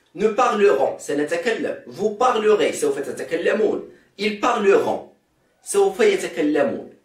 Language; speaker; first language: French; non-native, local second language; Arabic